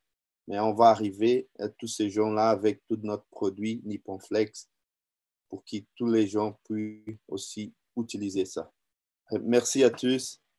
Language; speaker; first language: French; non-native, learner; Portuguese